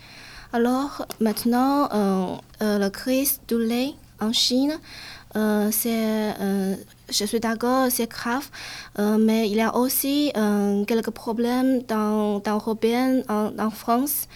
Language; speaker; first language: French; non-native, learner; Chinese